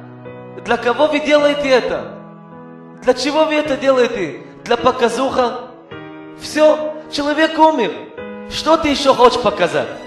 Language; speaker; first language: Russian; non-native, learner; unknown